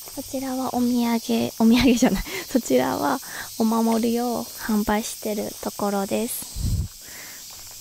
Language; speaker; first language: Japanese; non-native, fluent; Chinese